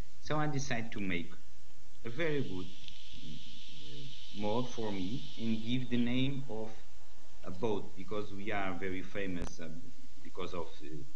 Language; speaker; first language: English; non-native, learner; Portuguese